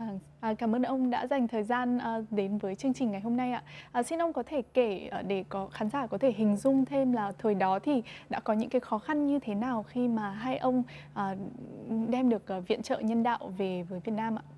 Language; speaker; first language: Vietnamese; native; Vietnamese